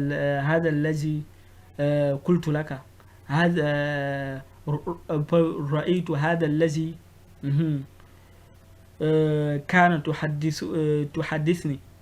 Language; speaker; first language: Arabic; non-native, fluent; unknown